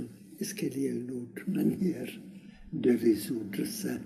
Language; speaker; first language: French; non-native, learner; Hungarian